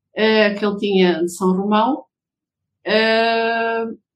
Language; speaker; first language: Portuguese; early bilingual, heritage; Portuguese